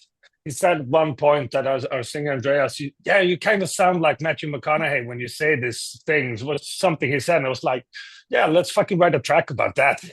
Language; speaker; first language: English; non-native, fluent; Swedish